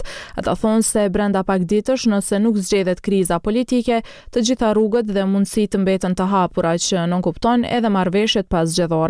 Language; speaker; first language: Albanian; native; Albanian